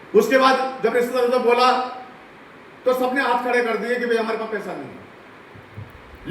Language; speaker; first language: Hindi; non-native, local second language; Rajasthani